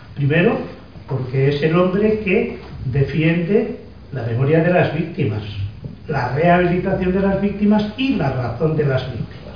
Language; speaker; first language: Spanish; native; Spanish